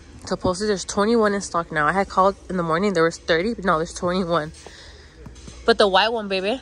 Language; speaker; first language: English; early bilingual, other home language; Spanish